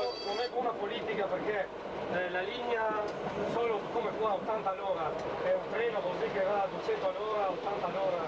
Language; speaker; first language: Italian; non-native, local second language; Croatian